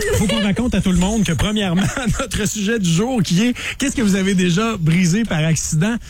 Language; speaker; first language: French; native; French